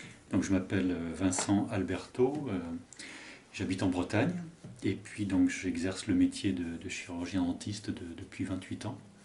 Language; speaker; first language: French; native; French